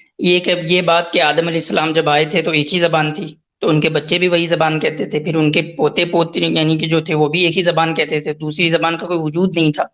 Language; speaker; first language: Urdu; native; Urdu